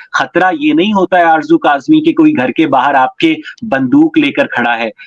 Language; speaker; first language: Urdu; native; Urdu